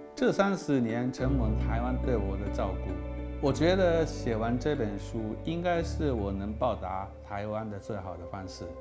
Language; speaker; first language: Chinese; non-native, fluent; Japanese